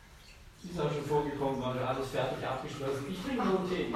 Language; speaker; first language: German; native; German